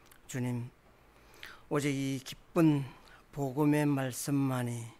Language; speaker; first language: Korean; native; Korean